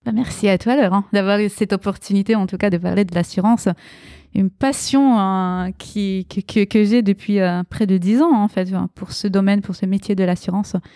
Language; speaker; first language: French; early bilingual, other home language; Romanian